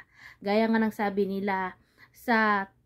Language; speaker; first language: Filipino; native; Filipino